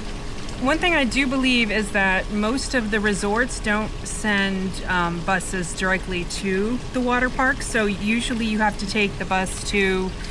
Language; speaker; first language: English; native; English